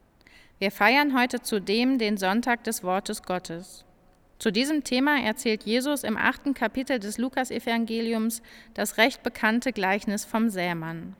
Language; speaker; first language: German; native; German